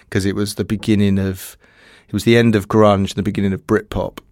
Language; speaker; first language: English; native; English